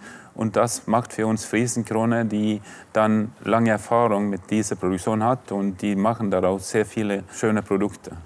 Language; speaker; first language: German; non-native, fluent; Norwegian